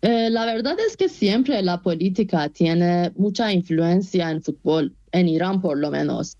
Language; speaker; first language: Spanish; non-native, fluent; Persian